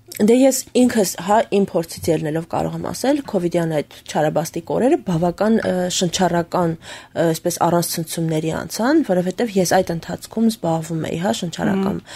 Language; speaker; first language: Armenian; native; Armenian